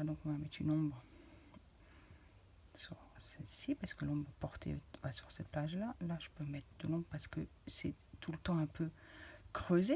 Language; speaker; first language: French; native; French